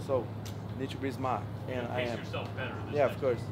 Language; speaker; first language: English; non-native, learner; Portuguese